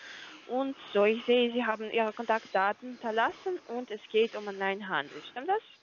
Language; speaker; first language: German; non-native, learner; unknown